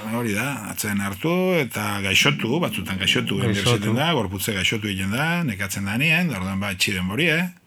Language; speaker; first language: Basque; native; Basque